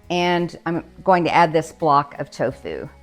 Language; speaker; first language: English; native; English